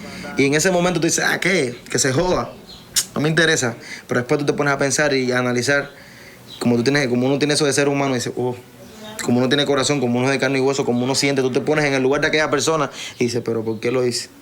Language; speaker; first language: Spanish; native; Spanish